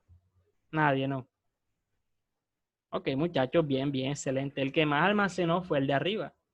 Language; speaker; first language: Spanish; native; Spanish